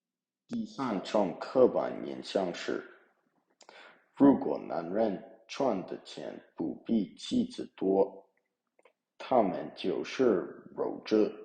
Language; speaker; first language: Chinese; non-native, learner; English